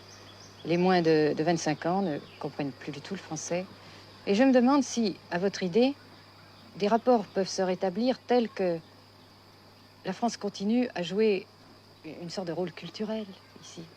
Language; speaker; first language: French; native; French